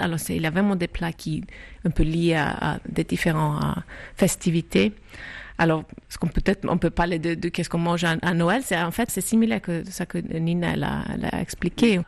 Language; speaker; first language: French; non-native, fluent; Icelandic